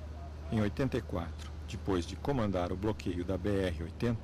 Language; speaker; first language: Portuguese; native; Portuguese